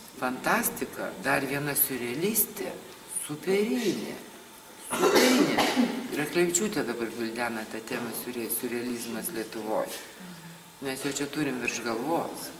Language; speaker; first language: Lithuanian; native; Lithuanian